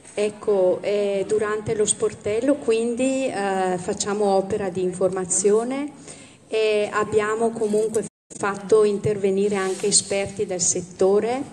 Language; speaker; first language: Italian; native; Italian